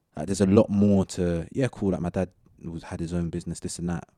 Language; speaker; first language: English; native; English